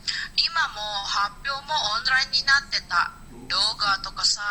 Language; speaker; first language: Japanese; non-native, learner; Indonesian